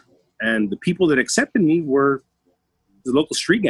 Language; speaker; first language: English; early bilingual, other home language; Spanish